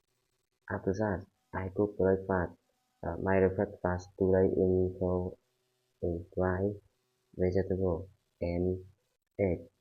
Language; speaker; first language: English; non-native, learner; Vietnamese